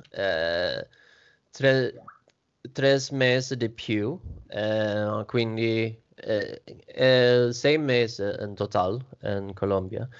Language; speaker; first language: Italian; non-native, learner; Swedish